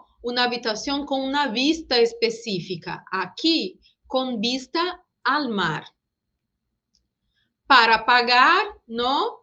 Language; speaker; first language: Spanish; non-native, fluent; Portuguese